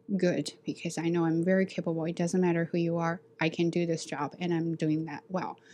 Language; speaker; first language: English; non-native, fluent; Chinese